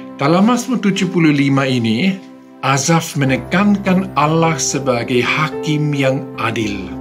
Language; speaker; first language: Indonesian; non-native, fluent; Swiss German